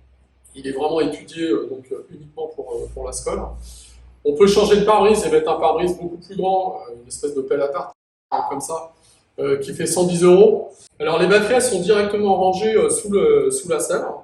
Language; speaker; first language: French; native; French